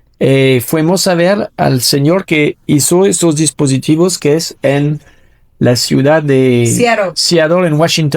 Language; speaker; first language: Spanish; non-native, fluent; French